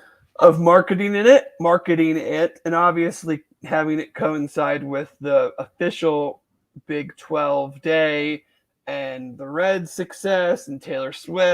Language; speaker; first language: English; native; English